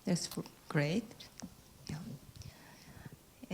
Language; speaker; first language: English; non-native, learner; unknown